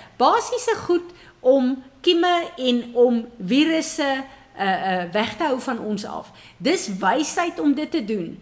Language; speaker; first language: Afrikaans; native; Afrikaans